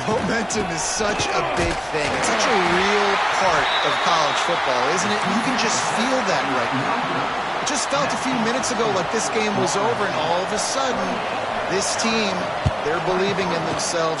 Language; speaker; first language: English; native; English